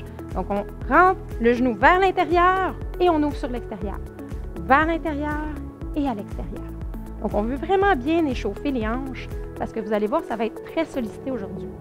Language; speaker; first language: French; native; French